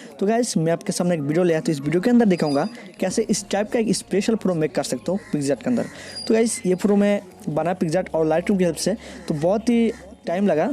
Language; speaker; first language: Hindi; non-native, local second language; Bangla